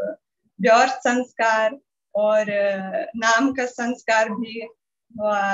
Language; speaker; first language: Hindi; non-native, learner; Russian